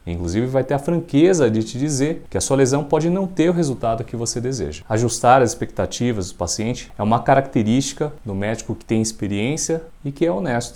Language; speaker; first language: Portuguese; native; Portuguese